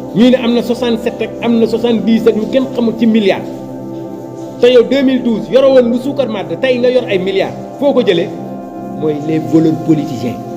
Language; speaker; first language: Wolof; native; Wolof